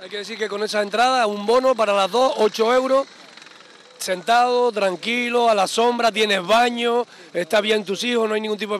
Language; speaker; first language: Spanish; native; Spanish